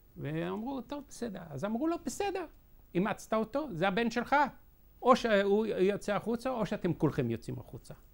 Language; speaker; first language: Hebrew; non-native, fluent; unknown